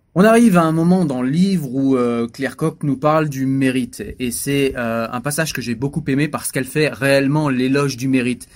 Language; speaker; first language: French; native; French